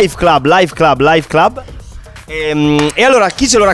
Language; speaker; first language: Italian; native; Italian